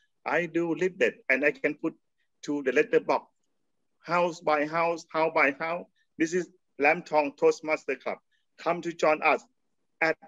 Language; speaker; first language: English; non-native, learner; Thai